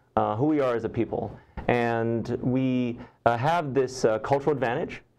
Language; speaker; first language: English; native; English